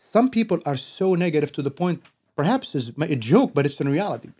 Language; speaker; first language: English; non-native, fluent; Arabic